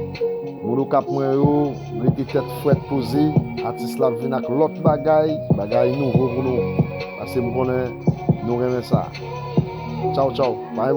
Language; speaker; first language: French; non-native, learner; Haitian Creole